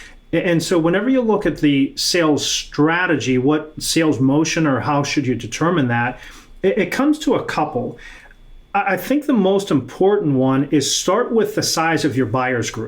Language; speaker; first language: English; native; English